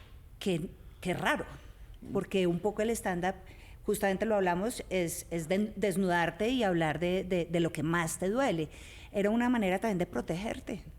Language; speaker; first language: Spanish; native; Spanish